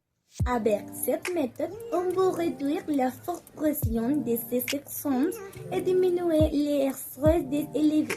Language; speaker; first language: French; non-native, learner; Spanish